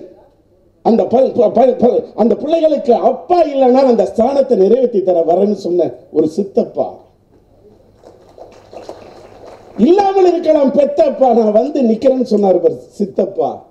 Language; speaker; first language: Tamil; native; Tamil